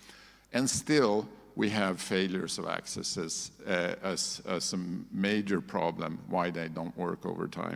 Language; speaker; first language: English; non-native, fluent; Swedish